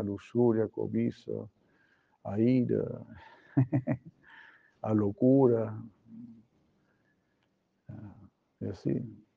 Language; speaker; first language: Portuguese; non-native, fluent; Spanish